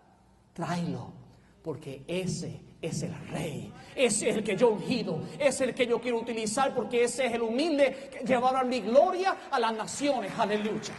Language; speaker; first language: Spanish; native; Spanish